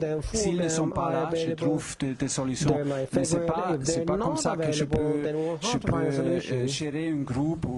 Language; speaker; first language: French; non-native, fluent; German